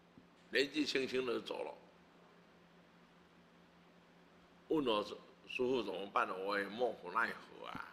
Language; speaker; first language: Chinese; native; Chinese